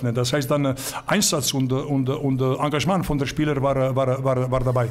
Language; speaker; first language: German; non-native, learner; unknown